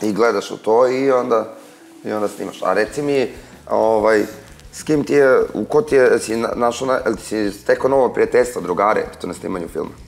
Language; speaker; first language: Serbian; native; Serbian